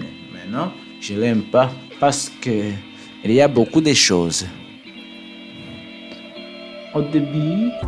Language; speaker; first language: French; non-native, learner; English